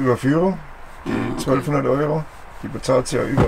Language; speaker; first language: German; native; German